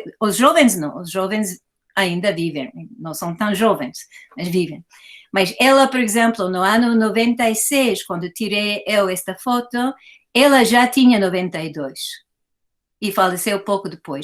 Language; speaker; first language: Portuguese; non-native, fluent; English